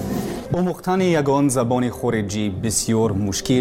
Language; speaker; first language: Persian; non-native, learner; English